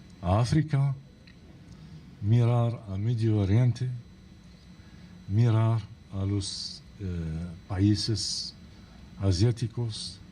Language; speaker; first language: Spanish; non-native, fluent; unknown